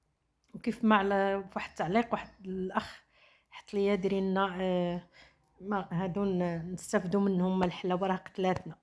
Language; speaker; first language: Arabic; native; Arabic